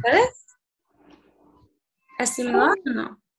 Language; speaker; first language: Spanish; early bilingual, other home language; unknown